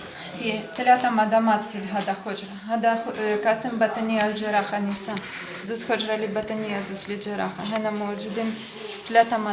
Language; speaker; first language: Arabic; non-native, learner; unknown